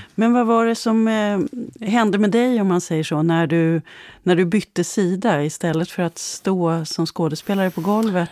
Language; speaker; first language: Swedish; native; Swedish